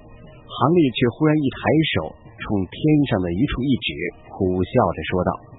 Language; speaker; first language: Chinese; native; Chinese